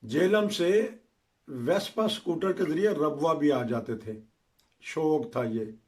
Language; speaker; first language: Urdu; non-native, local second language; Punjabi